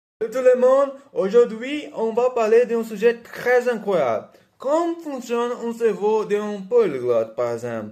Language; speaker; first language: French; non-native, learner; Portuguese